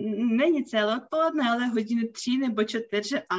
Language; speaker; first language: Czech; non-native, fluent; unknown